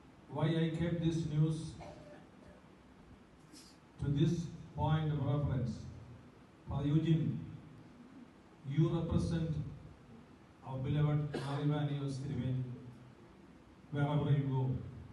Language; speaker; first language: English; non-native, local second language; Malayalam